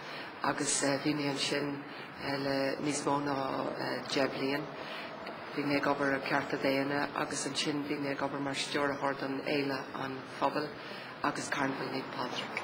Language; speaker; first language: Irish; non-native, local second language; English